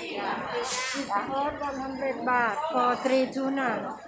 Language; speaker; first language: English; non-native, learner; Thai